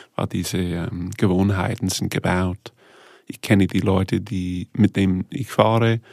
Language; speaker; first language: German; non-native, fluent; English